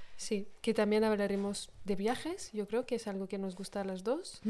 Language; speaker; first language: Spanish; non-native, fluent; French